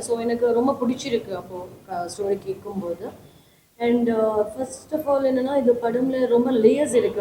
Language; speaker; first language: Tamil; non-native, learner; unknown